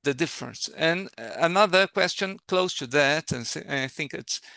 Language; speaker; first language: English; non-native, learner; Portuguese